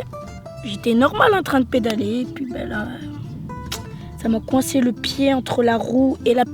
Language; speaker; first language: French; native; French